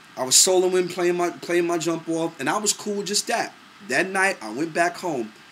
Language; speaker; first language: English; native; English